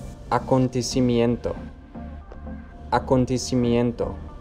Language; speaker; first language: Spanish; non-native, fluent; English